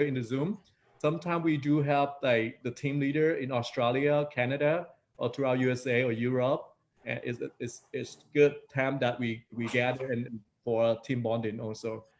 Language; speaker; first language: English; non-native, fluent; Vietnamese